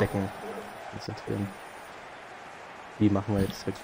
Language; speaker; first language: German; native; German